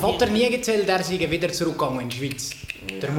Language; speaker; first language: German; native; German